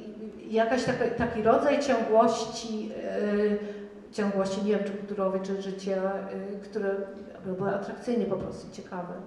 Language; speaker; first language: Polish; non-native, fluent; German